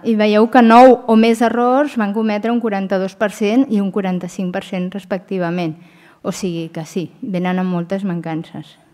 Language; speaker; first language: Catalan; native; Catalan